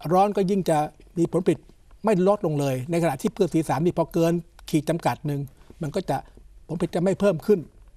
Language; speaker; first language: Thai; native; Thai